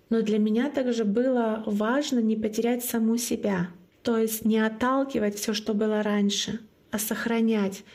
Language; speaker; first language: Russian; non-native, local second language; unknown